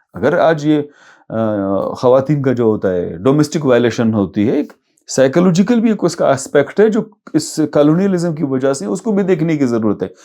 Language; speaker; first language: Urdu; non-native, local second language; Baluchi